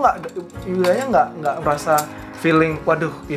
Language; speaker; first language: Indonesian; native; Indonesian